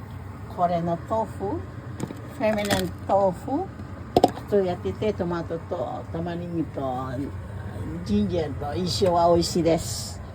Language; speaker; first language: Japanese; non-native, learner; Filipino